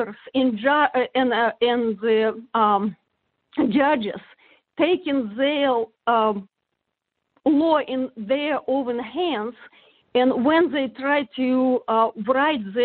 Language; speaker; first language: English; non-native, fluent; Russian